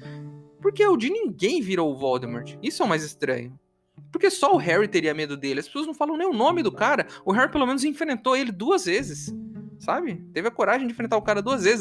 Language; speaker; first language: Portuguese; native; Portuguese